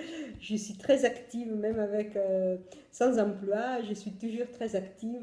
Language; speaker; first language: French; non-native, fluent; Italian